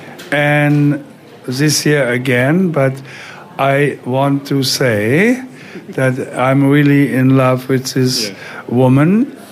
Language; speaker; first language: English; non-native, fluent; German